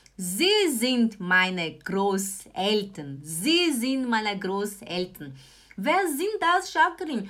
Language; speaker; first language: German; non-native, fluent; Portuguese